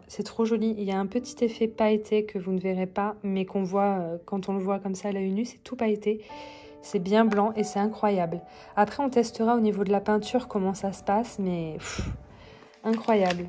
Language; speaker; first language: French; native; French